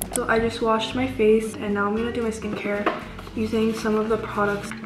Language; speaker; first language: English; native; English